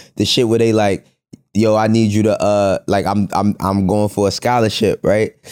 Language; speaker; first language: English; native; English